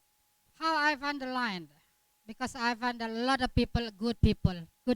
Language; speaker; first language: English; non-native, learner; Indonesian